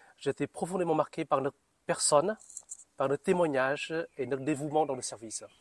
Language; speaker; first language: French; non-native, fluent; Vietnamese